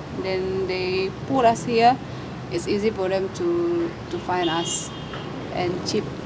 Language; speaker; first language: English; non-native, learner; Indonesian